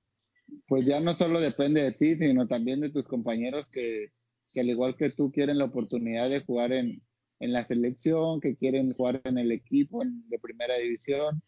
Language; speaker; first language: Spanish; native; Spanish